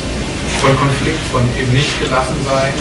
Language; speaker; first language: German; native; German